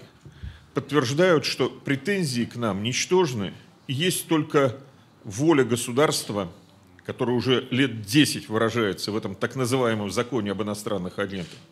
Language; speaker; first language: Russian; native; Russian